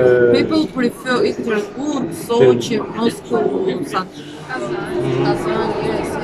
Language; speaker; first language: English; non-native, learner; Russian